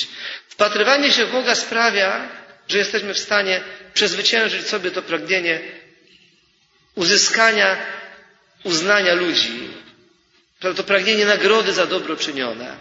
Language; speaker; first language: Polish; native; Polish